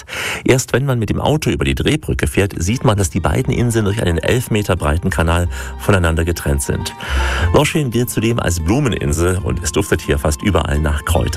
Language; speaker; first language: German; native; German